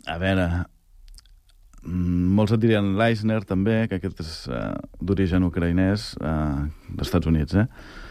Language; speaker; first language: Catalan; native; Catalan